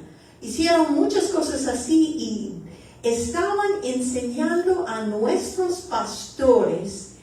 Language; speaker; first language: Spanish; early bilingual, heritage; Spanish